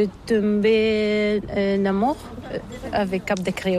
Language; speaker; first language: French; non-native, learner; Bulgarian